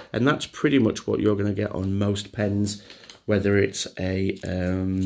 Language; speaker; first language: English; native; English